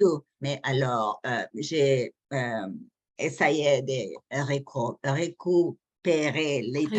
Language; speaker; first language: French; non-native, learner; English